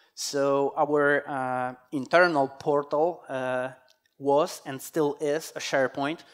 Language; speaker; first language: English; non-native, fluent; Polish